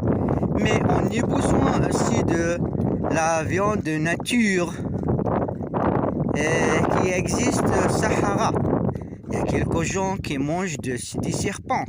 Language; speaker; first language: French; non-native, learner; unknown